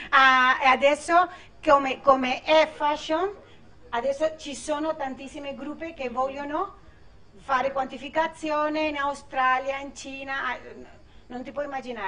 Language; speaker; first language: Italian; non-native, learner; Spanish